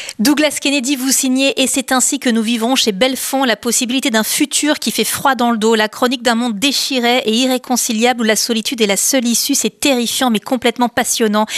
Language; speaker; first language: French; native; French